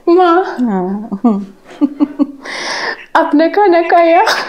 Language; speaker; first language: Hindi; non-native, learner; Persian